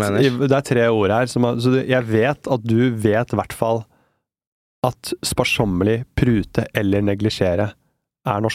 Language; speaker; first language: Norwegian; native; Norwegian